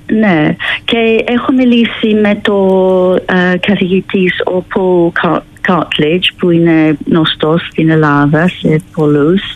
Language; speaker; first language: Greek; non-native, learner; English